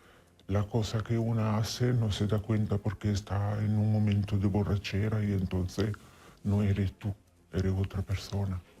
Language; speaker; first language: Spanish; non-native, fluent; Italian